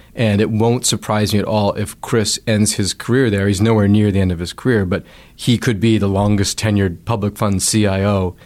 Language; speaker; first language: English; native; English